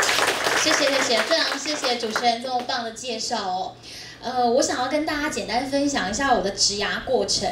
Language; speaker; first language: Chinese; native; Chinese